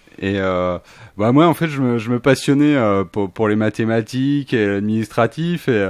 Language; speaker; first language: French; native; French